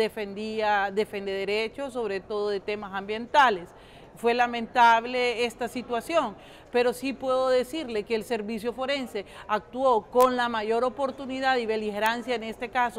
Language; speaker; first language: Spanish; native; Spanish